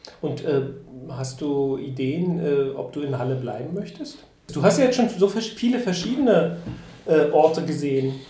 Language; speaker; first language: German; native; German